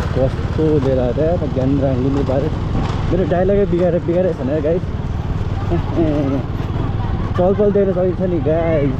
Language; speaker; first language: Nepali; native; Nepali